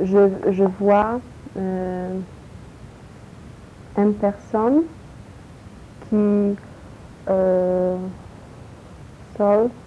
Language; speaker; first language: French; non-native, learner; Polish